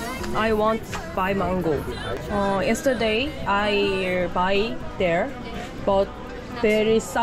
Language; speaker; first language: English; non-native, learner; Korean